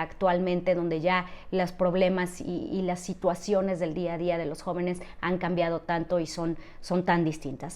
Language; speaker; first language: Spanish; native; Spanish